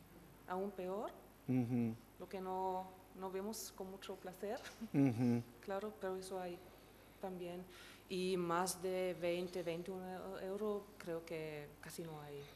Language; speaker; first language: Spanish; non-native, fluent; German